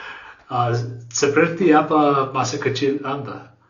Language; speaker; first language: Indonesian; non-native, learner; English